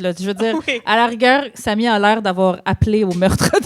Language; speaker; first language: French; native; French